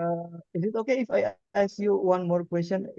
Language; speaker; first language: English; non-native, fluent; Indonesian